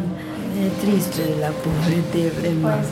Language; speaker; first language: French; non-native, learner; Spanish